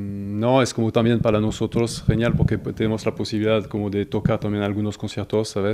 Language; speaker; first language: Spanish; non-native, fluent; French